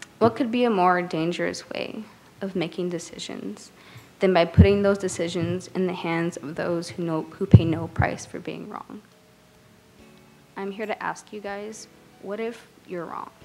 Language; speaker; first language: English; native; English